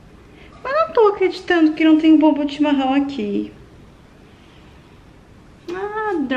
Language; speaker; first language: Portuguese; native; Portuguese